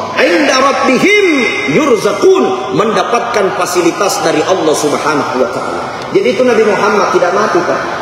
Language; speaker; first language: Malay; non-native, local second language; Buginese